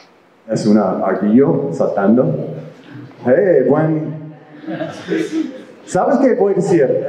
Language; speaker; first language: Spanish; non-native, fluent; English